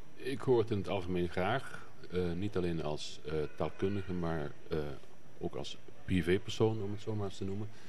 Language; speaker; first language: Dutch; native; Dutch